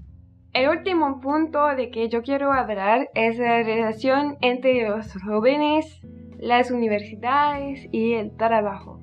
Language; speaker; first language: Spanish; non-native, learner; French